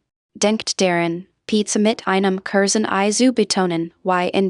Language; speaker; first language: German; non-native, fluent; English